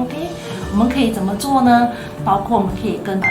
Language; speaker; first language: Chinese; native; Chinese